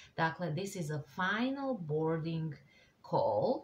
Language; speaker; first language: English; non-native, fluent; Serbian